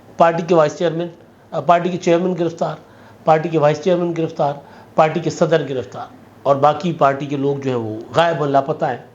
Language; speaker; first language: Urdu; non-native, local second language; Sindhi